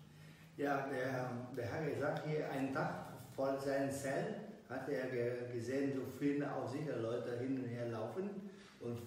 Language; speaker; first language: German; non-native, learner; Vietnamese